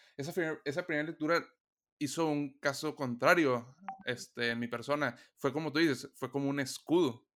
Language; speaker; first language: Spanish; native; Spanish